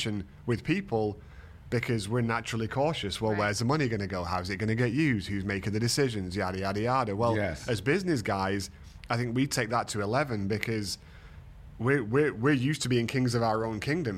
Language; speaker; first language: English; native; English